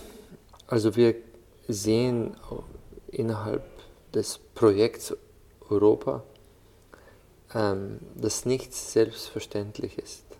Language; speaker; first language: German; non-native, fluent; Slovenian